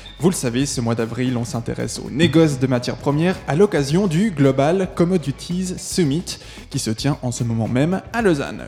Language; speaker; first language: French; native; French